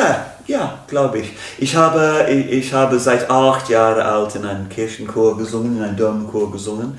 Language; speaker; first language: German; non-native, fluent; English